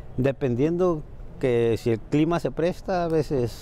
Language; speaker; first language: Spanish; native; Spanish